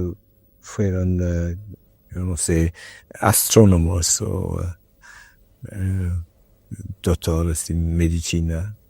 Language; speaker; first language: Spanish; non-native, learner; English